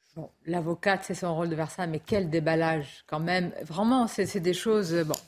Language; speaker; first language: French; native; French